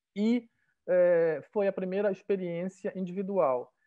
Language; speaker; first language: Portuguese; native; Portuguese